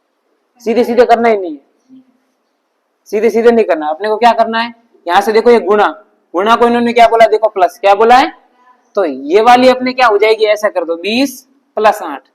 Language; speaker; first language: Hindi; native; Hindi